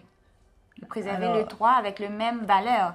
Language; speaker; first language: French; non-native, local second language; Seselwa Creole French